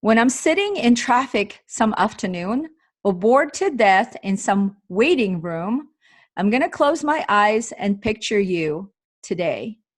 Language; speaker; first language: English; non-native, fluent; Mongolian